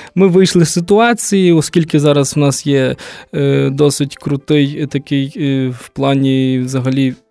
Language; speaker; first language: Ukrainian; native; Ukrainian